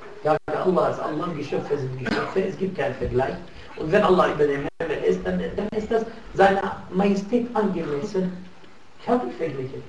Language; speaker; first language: German; non-native, fluent; Arabic